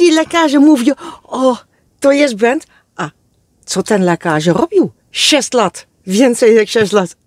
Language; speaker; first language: Polish; early bilingual, heritage; Polish